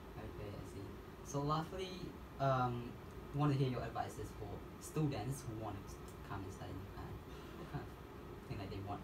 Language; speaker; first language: English; non-native, fluent; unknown